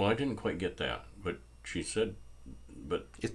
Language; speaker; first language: English; native; English